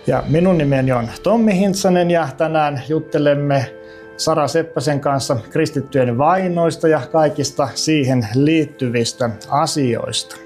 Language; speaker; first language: Finnish; native; Finnish